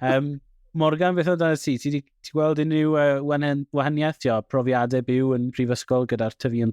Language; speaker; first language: Welsh; native; Welsh